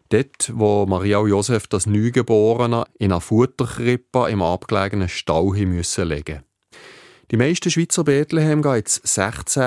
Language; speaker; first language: German; native; German